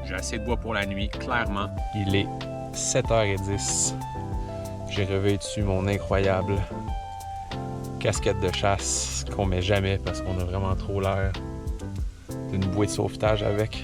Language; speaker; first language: French; native; French